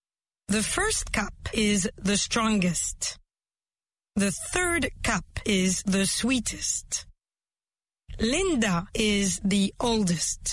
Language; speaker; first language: English; non-native, fluent; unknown